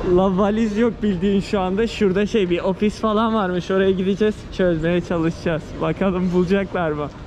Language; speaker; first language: Turkish; native; Turkish